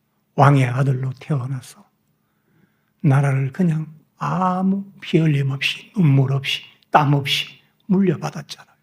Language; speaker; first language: Korean; native; Korean